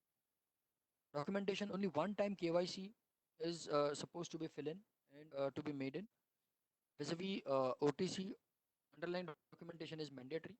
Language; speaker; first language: English; non-native, local second language; Hindi